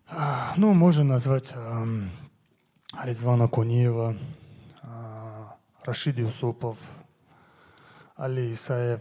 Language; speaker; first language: Russian; non-native, local second language; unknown